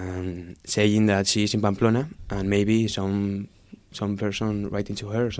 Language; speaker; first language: English; non-native, learner; Spanish